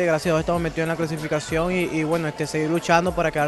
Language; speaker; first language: Spanish; native; Spanish